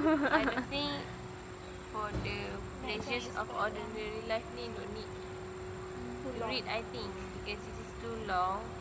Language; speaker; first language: English; non-native, learner; Malay